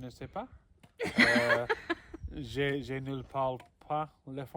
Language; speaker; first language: French; non-native, learner; English